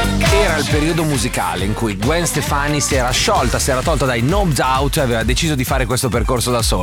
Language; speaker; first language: Italian; native; Italian